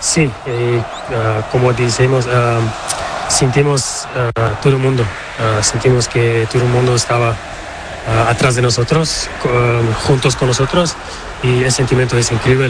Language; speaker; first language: Spanish; non-native, learner; Portuguese